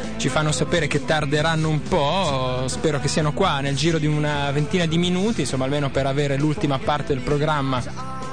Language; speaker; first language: Italian; native; Italian